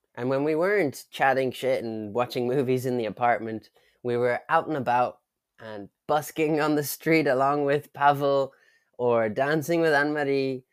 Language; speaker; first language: English; native; English